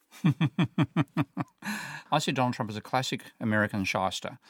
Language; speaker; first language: English; native; English